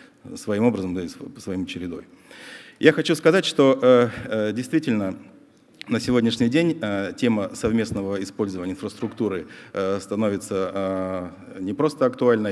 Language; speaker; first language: Russian; native; Russian